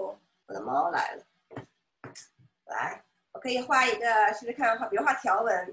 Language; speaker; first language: Chinese; native; Chinese